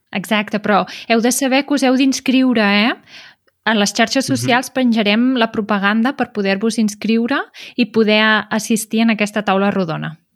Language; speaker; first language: Catalan; native; Catalan